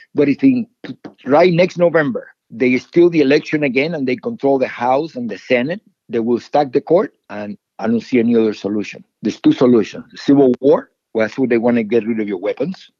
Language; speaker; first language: English; non-native, fluent; Spanish